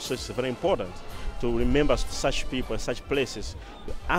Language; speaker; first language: English; non-native, local second language; Tumbuka